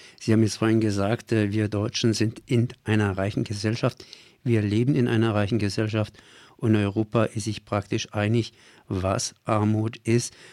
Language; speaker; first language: German; native; German